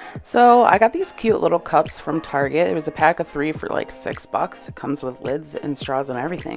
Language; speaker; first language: English; native; English